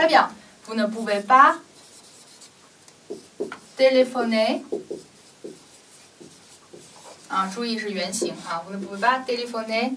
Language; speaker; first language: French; non-native, fluent; Chinese